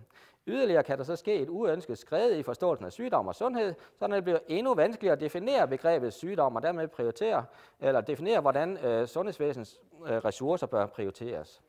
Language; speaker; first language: Danish; native; Danish